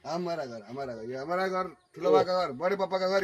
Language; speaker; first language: Hindi; non-native, learner; Nepali